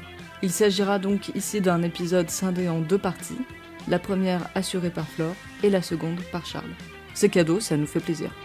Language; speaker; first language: French; native; French